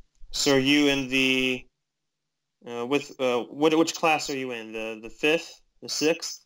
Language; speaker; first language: English; native; English